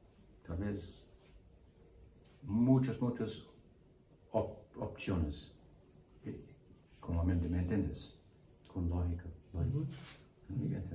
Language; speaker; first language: Spanish; non-native, learner; English